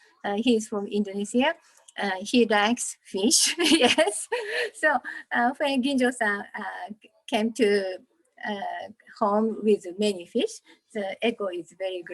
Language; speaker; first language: English; non-native, learner; Japanese